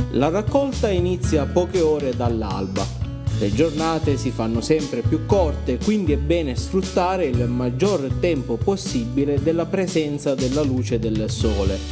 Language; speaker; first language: Italian; native; Italian